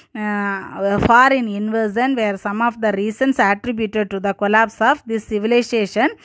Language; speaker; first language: English; non-native, local second language; Tamil